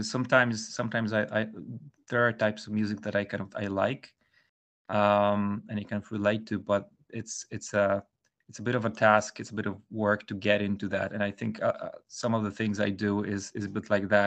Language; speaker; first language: English; non-native, fluent; Polish